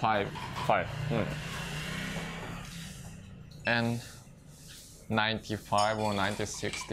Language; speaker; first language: English; non-native, learner; Japanese